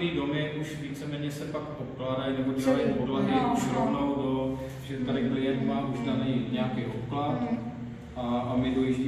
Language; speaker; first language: Czech; native; Czech